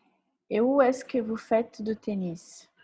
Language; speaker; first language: French; non-native, fluent; Portuguese